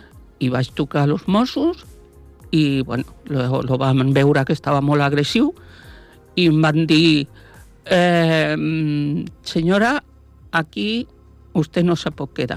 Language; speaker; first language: Catalan; non-native, local second language; Spanish